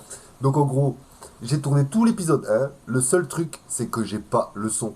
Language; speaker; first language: French; native; French